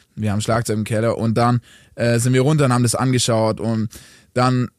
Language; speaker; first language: German; native; German